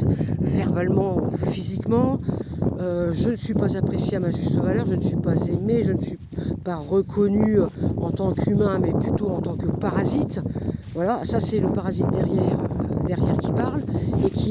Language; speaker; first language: French; native; French